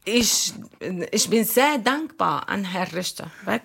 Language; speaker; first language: German; non-native, learner; Arabic